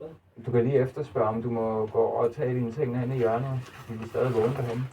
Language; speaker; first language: Danish; native; Danish